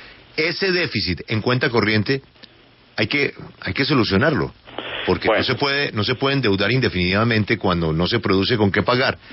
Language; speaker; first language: Spanish; native; Spanish